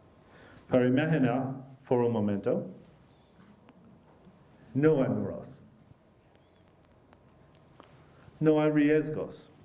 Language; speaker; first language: Spanish; non-native, learner; English